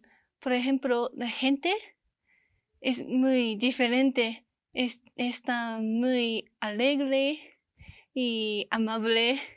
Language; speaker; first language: Spanish; non-native, learner; Japanese